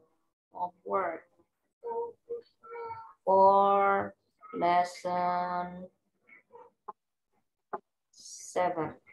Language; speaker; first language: English; non-native, fluent; Indonesian